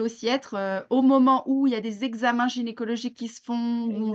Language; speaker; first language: French; native; French